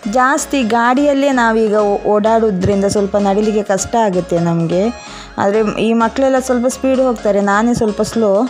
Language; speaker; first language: Kannada; non-native, local second language; Tulu